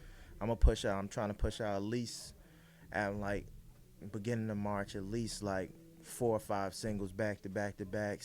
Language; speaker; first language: English; native; English